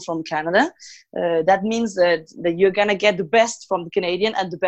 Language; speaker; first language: English; non-native, fluent; Spanish